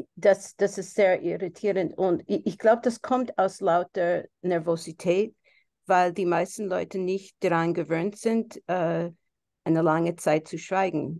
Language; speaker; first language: German; non-native, fluent; English